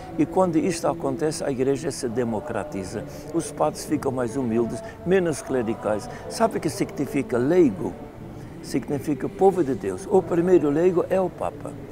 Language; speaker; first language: Portuguese; non-native, fluent; Dutch